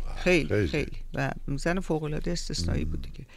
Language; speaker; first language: Persian; native; Persian